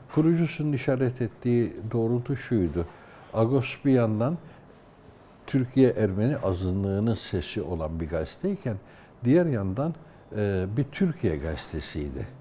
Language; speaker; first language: Turkish; native; Turkish